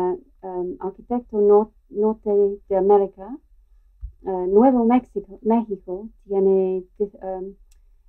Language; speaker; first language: Spanish; non-native, learner; English